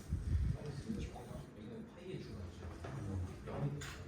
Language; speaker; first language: Korean; native; Korean